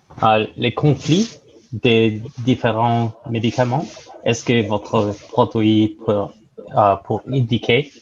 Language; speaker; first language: French; non-native, learner; English